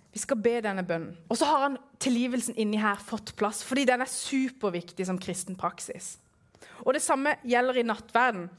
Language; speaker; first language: Norwegian; early bilingual, other home language; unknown